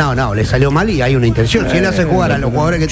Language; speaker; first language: Spanish; native; Spanish